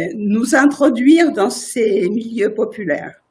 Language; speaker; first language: French; non-native, fluent; Portuguese